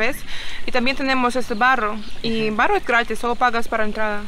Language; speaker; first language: Spanish; non-native, learner; Ukrainian